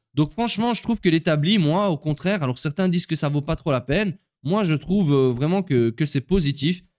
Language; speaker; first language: French; native; French